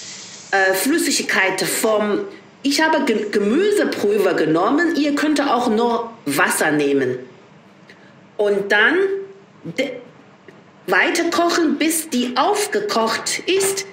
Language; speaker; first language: German; non-native, learner; Chinese